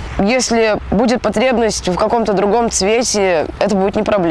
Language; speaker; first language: Russian; native; Russian